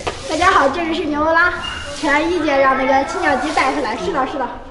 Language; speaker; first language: Chinese; native; Chinese